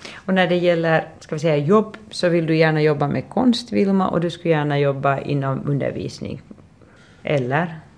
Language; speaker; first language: Swedish; native; Swedish